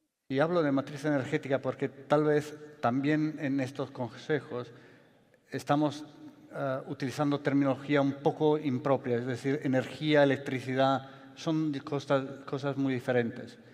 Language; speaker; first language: Spanish; non-native, fluent; Italian